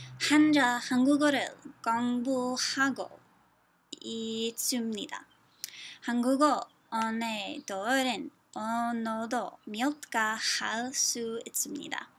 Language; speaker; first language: Korean; non-native, learner; English